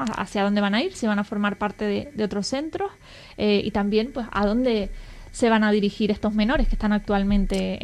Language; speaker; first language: Spanish; native; Spanish